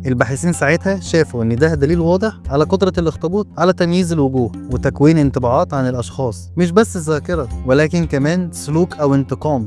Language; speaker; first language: Arabic; native; Arabic